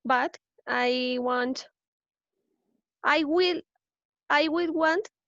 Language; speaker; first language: English; non-native, learner; Spanish